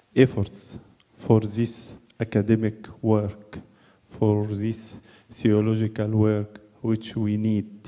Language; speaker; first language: English; non-native, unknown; Arabic